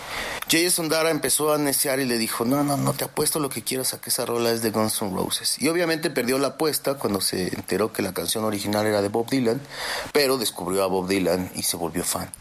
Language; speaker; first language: Spanish; native; Spanish